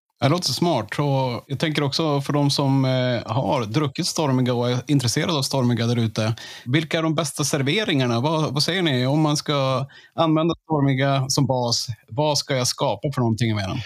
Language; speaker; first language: Swedish; native; Swedish